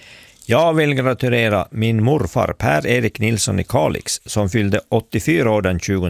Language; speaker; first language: Swedish; native; Swedish